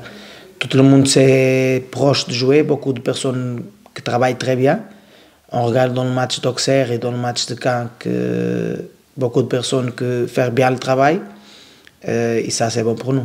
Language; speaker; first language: French; non-native, learner; Portuguese